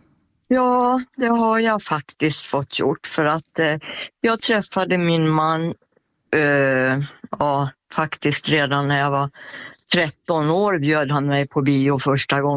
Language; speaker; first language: Swedish; native; Swedish